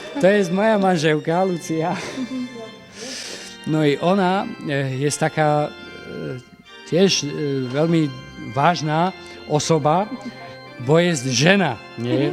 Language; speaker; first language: Polish; non-native, learner; Slovak